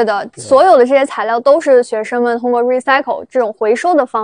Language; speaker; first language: Chinese; native; Chinese